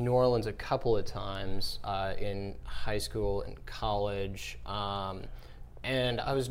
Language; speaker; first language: English; native; English